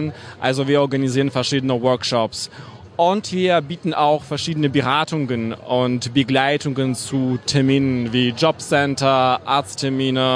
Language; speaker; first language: German; non-native, fluent; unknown